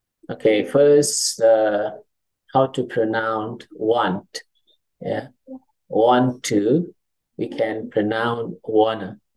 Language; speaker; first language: English; non-native, fluent; Indonesian